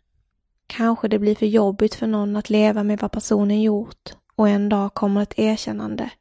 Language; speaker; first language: Swedish; native; Swedish